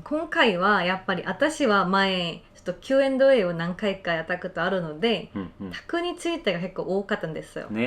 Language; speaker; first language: Japanese; non-native, fluent; Korean